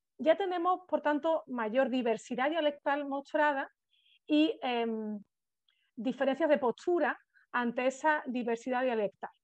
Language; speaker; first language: Spanish; native; Spanish